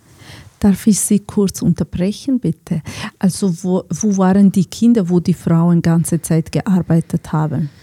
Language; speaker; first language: German; non-native, fluent; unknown